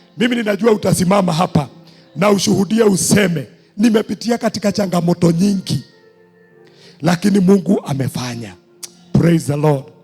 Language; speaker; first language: Swahili; non-native, local second language; Kikuyu